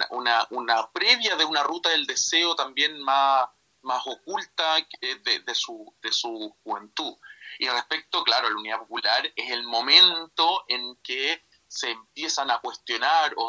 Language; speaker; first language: Spanish; native; Spanish